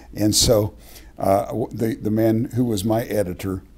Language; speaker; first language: English; native; English